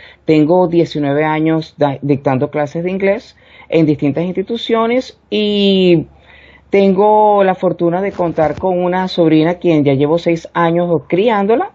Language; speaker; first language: Spanish; native; Spanish